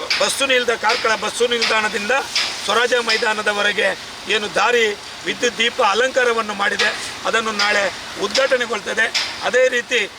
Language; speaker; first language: Kannada; native; Kannada